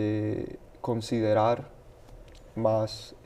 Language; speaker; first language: Spanish; early bilingual, heritage; Spanish